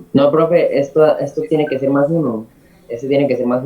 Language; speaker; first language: Spanish; native; Spanish